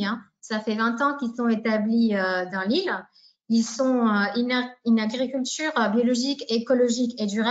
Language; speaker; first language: French; native; French